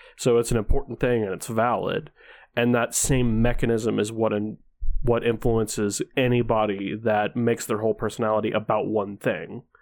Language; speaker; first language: English; early bilingual, other home language; Danish